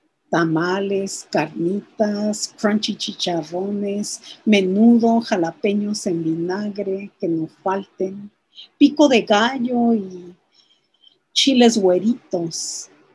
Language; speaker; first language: Spanish; early bilingual, heritage; Spanish